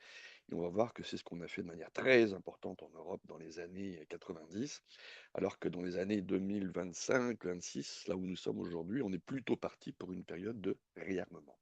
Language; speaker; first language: French; native; French